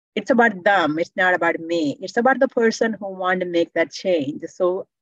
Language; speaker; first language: English; non-native, local second language; Malayalam